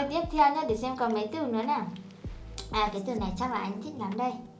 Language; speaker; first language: Vietnamese; native; Vietnamese